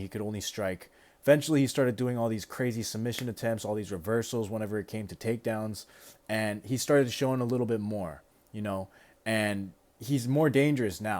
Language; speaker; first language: English; native; English